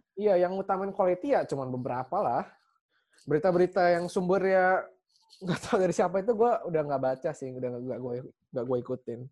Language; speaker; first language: Indonesian; native; Indonesian